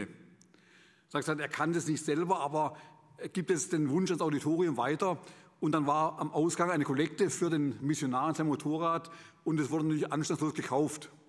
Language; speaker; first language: German; native; German